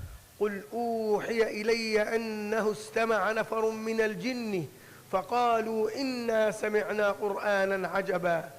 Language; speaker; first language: Arabic; native; Arabic